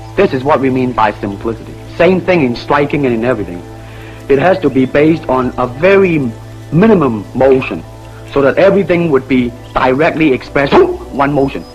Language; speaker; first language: English; non-native, local second language; Cantonese